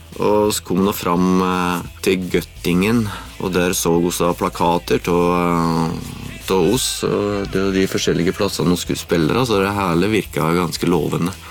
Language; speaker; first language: Norwegian; native; Norwegian